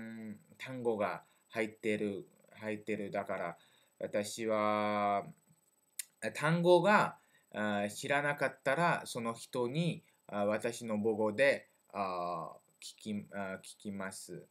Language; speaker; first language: Japanese; non-native, learner; French